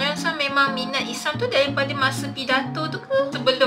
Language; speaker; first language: Malay; native; Malay